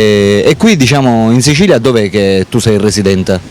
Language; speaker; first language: Italian; native; Italian